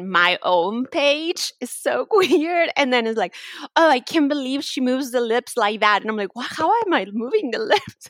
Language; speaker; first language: English; non-native, fluent; Spanish